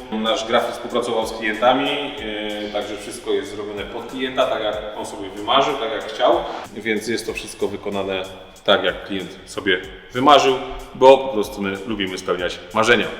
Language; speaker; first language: Polish; native; Polish